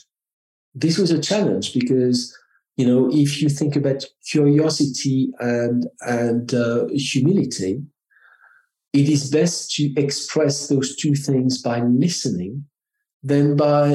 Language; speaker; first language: English; non-native, fluent; French